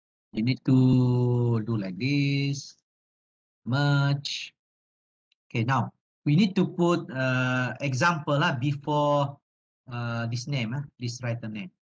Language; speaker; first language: English; non-native, local second language; Malay